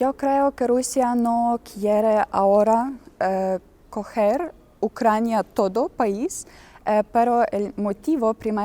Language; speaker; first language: Spanish; non-native, learner; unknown